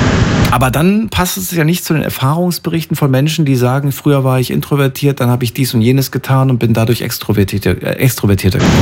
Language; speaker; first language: German; native; German